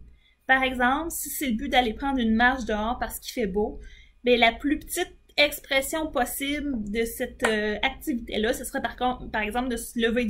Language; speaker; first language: French; native; French